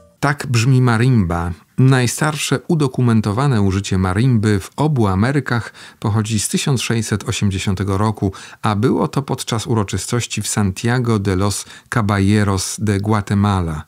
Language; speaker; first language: Polish; native; Polish